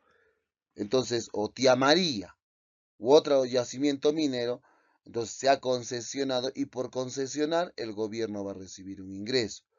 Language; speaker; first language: Spanish; native; Spanish